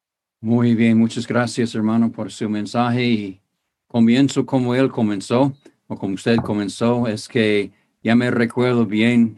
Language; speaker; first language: Spanish; non-native, fluent; English